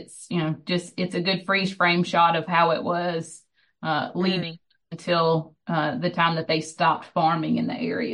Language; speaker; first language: English; native; English